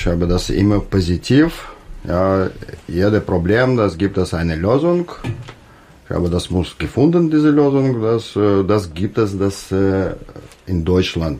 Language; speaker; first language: German; non-native, learner; Russian